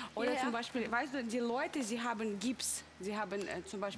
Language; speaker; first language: German; non-native, fluent; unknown